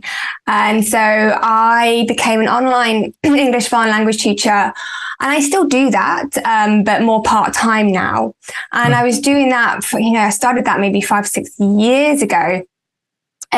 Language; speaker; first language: English; native; English